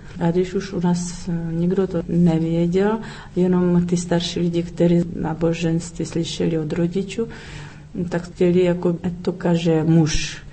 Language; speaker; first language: Czech; early bilingual, heritage; Czech